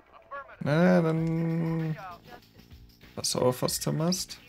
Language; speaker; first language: German; native; German